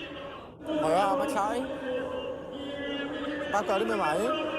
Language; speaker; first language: Danish; native; Danish